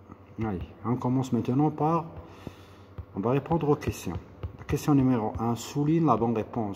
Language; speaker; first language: French; non-native, local second language; Arabic